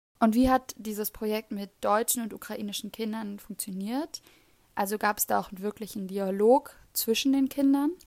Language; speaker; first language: German; native; German